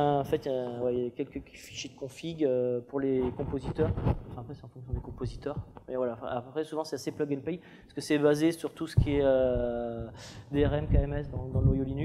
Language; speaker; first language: French; native; French